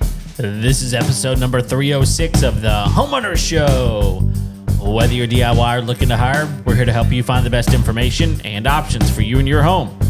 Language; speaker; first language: English; native; English